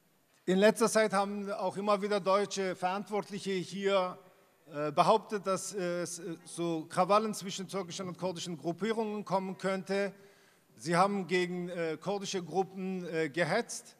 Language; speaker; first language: German; early bilingual, other home language; Kurdish